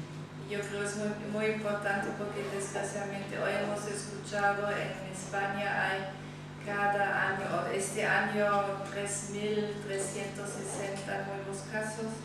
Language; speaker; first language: Spanish; non-native, fluent; German